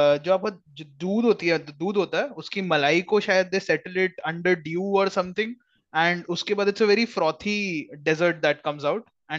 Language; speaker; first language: English; non-native, local second language; Hindi